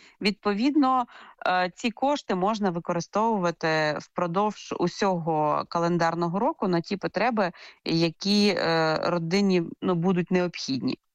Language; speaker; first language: Ukrainian; native; Ukrainian